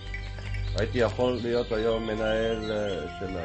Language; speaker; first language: Hebrew; non-native, fluent; German